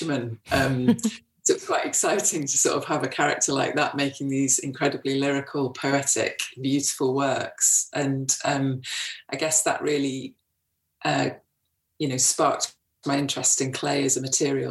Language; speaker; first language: English; native; English